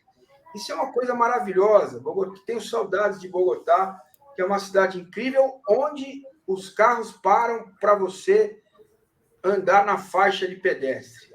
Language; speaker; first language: Portuguese; native; Portuguese